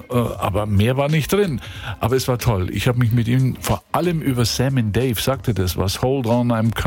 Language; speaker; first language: German; native; German